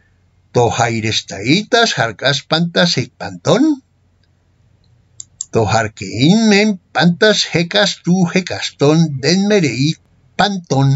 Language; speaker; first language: Greek; non-native, fluent; Spanish